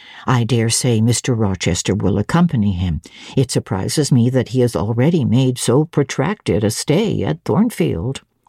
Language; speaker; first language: English; native; English